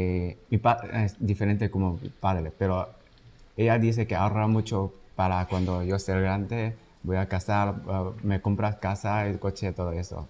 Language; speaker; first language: Spanish; non-native, learner; Chinese